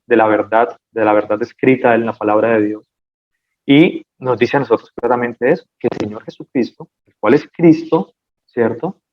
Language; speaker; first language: Spanish; native; Spanish